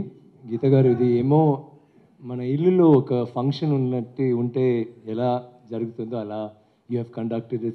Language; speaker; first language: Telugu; non-native, learner; Tamil